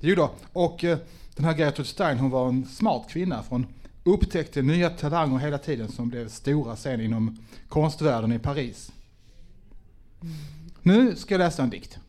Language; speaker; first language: Swedish; native; Swedish